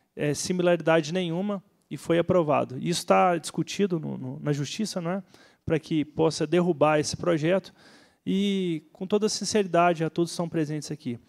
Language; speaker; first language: Portuguese; native; Portuguese